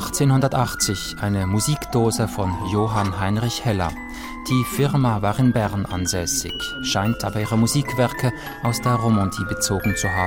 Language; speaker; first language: German; native; German